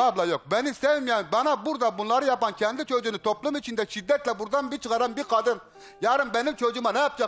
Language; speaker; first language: Turkish; native; Turkish